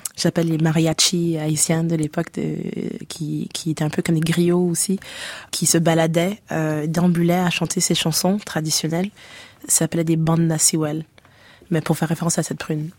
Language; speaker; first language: French; native; French